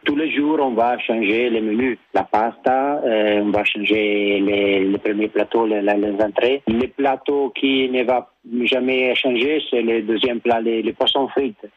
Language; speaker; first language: French; non-native, learner; Italian